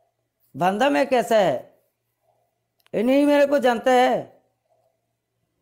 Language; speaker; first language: Hindi; non-native, learner; Bangla